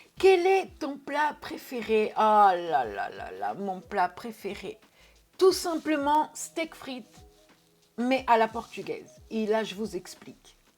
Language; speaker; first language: French; non-native, fluent; Portuguese